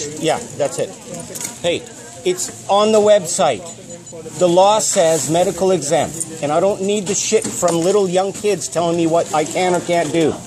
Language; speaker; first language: English; non-native, fluent; Punjabi